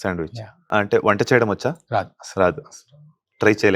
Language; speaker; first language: Telugu; non-native, local second language; Kannada